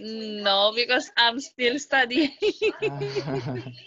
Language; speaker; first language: English; non-native, local second language; Filipino